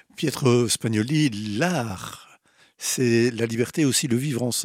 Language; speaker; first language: French; native; French